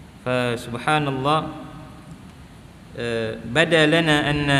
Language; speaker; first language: Arabic; non-native, fluent; Malay